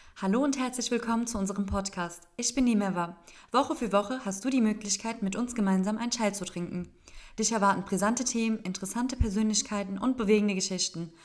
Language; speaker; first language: German; early bilingual, other home language; Persian